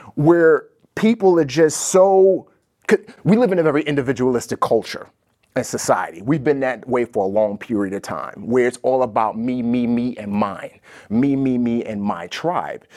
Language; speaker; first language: English; native; English